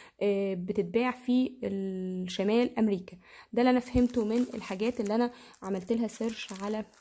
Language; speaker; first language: Arabic; native; Arabic